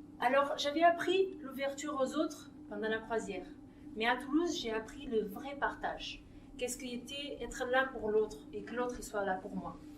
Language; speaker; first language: French; non-native, fluent; Portuguese